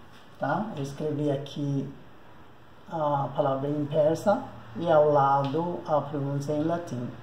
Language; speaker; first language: Portuguese; non-native, fluent; Persian